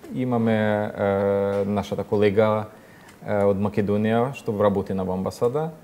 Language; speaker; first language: Macedonian; non-native, fluent; Ukrainian